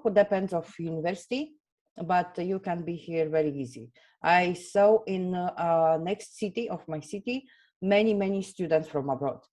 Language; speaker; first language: English; non-native, fluent; Romanian